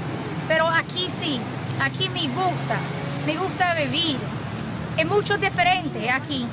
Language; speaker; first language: Spanish; non-native, learner; English